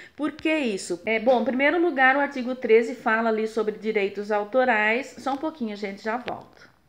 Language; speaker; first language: Portuguese; native; Portuguese